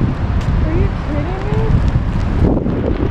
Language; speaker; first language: English; native; English